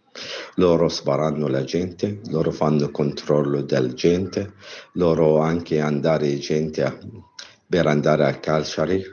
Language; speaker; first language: Italian; non-native, learner; Arabic